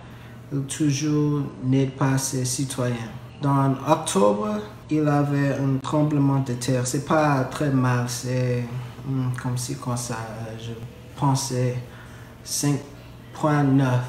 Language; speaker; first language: French; non-native, learner; English